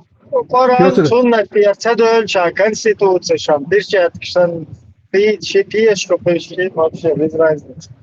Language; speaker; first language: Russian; non-native, local second language; Chechen